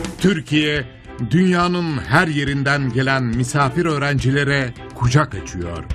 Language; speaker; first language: Turkish; native; Turkish